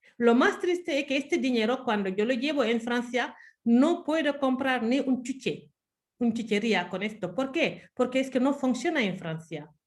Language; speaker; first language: Spanish; non-native, fluent; Wolof